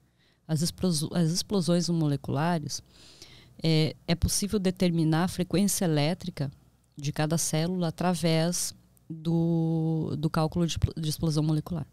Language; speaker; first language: Portuguese; native; Portuguese